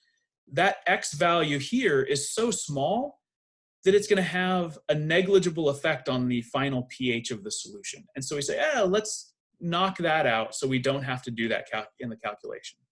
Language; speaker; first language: English; native; English